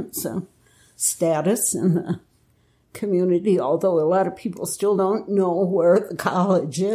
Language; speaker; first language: English; native; English